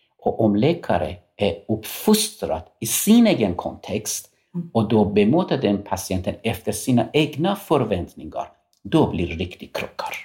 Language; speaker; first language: Swedish; non-native, fluent; Persian